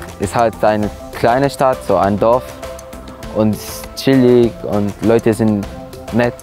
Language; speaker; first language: German; non-native, fluent; Portuguese